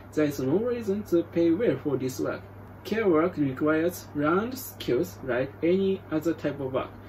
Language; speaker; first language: English; non-native, fluent; Japanese